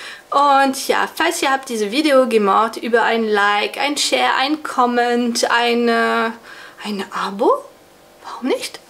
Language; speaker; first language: German; non-native, fluent; French